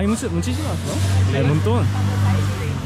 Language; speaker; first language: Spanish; non-native, learner; Korean